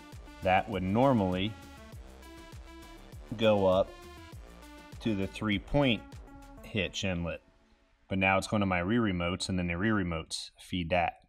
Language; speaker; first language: English; native; English